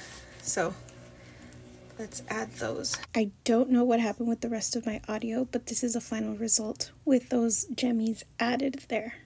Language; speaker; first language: English; native; English